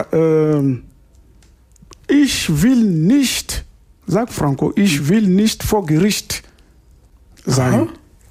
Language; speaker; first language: German; non-native, learner; Lingala